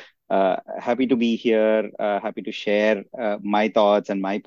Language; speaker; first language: English; non-native, local second language; Tamil